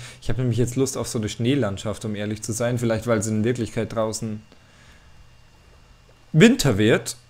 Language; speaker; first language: German; native; German